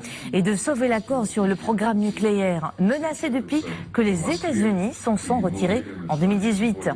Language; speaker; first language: French; non-native, local second language; Arabic